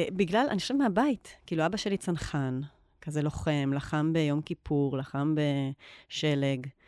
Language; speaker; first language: Hebrew; native; Hebrew